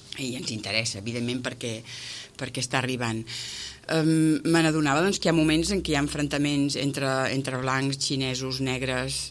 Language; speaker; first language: Catalan; native; Catalan